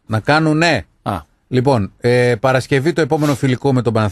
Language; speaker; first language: Greek; native; Greek